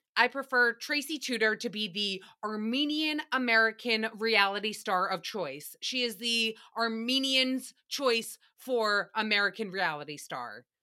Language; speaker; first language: English; early bilingual, other home language; Armenian